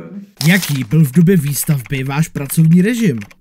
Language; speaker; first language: Czech; native; Czech